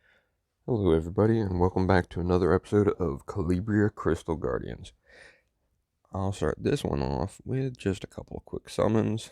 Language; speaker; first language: English; native; English